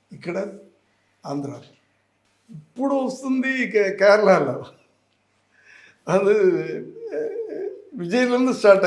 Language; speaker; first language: Telugu; non-native, learner; Tamil